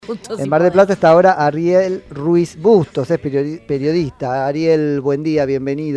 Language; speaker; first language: Spanish; native; Spanish